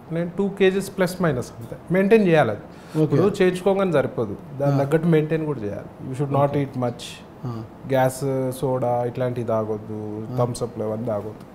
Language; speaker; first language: Telugu; native; Telugu